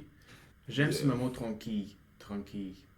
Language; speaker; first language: French; non-native, learner; Russian